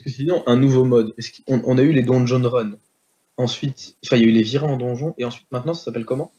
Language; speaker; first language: French; native; French